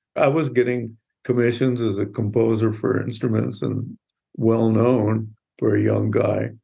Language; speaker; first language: English; native; English